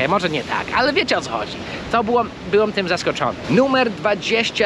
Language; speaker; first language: Polish; early bilingual, heritage; Polish